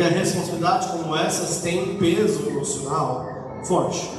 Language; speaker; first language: Portuguese; native; Portuguese